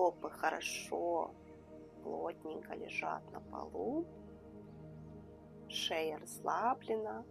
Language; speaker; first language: Russian; native; Russian